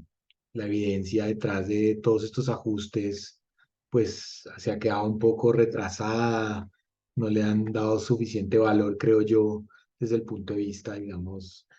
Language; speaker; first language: Spanish; native; Spanish